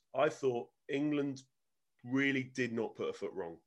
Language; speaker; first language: English; native; English